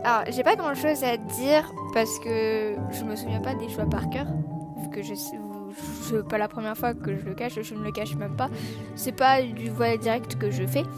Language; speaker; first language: French; native; French